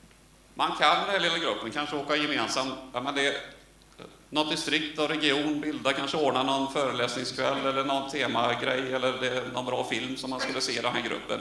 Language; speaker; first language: Swedish; native; Swedish